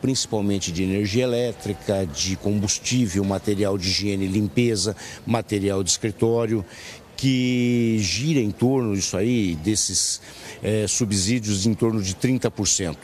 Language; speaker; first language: Portuguese; native; Portuguese